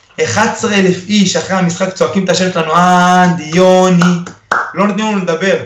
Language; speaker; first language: Hebrew; early bilingual, other home language; Spanish